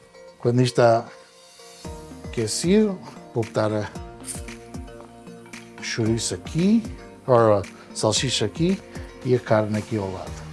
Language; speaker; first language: Portuguese; early bilingual, heritage; Portuguese